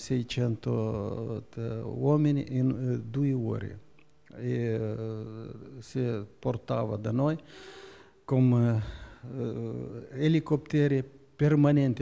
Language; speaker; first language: Italian; non-native, learner; Romanian